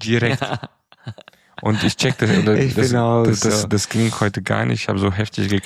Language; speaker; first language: German; non-native, fluent; Romanian